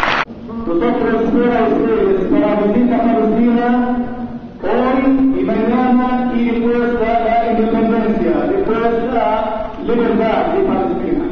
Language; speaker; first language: Spanish; non-native, learner; Arabic